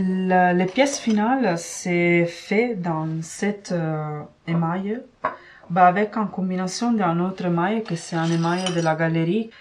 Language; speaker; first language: French; non-native, fluent; Italian